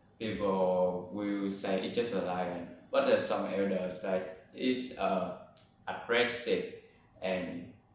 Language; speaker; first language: English; non-native, learner; Vietnamese